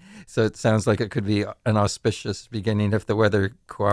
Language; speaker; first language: English; native; English